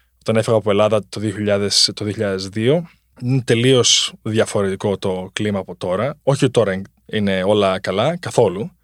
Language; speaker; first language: Greek; early bilingual, heritage; Greek